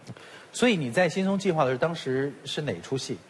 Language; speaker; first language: Chinese; native; Chinese